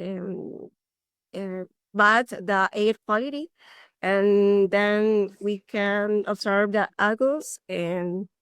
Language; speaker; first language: English; non-native, learner; Spanish